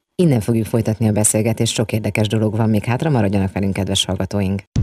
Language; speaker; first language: Hungarian; native; Hungarian